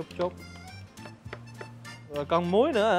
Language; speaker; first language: Vietnamese; early bilingual, heritage; English